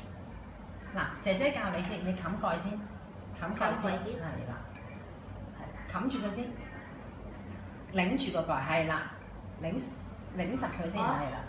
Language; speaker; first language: Cantonese; native; Cantonese